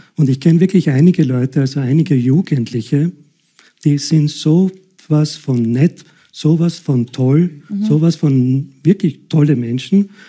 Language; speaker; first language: German; early bilingual, other home language; Persian